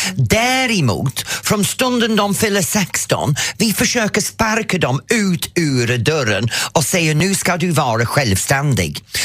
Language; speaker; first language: Swedish; non-native, fluent; English